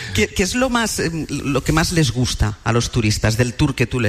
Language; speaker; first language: Spanish; native; Spanish